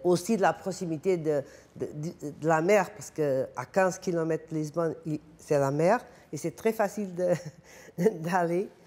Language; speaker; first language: French; non-native, fluent; Portuguese